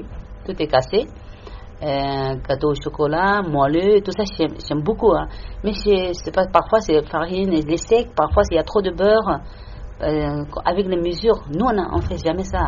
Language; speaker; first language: French; non-native, learner; Tibetan